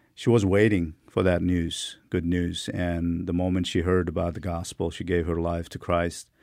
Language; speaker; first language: English; non-native, fluent; Turkmen